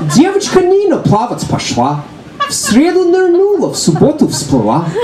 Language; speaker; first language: Russian; early bilingual, other home language; English